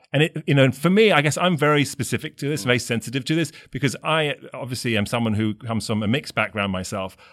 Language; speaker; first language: English; native; English